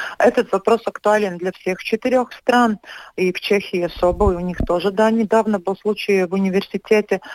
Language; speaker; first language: Russian; non-native, local second language; Latvian